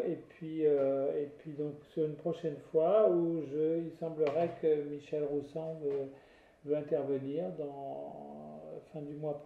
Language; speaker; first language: French; native; French